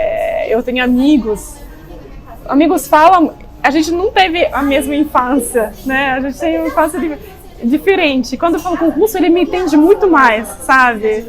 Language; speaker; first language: Portuguese; non-native, fluent; Russian